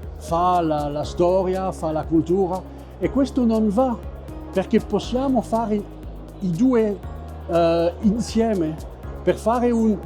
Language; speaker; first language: Italian; non-native, fluent; French